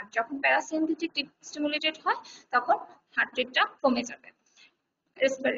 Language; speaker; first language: English; non-native, local second language; Bangla